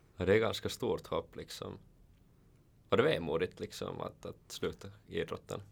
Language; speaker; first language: Swedish; native; Swedish